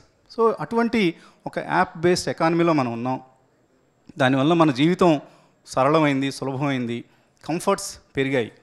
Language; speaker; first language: Telugu; native; Telugu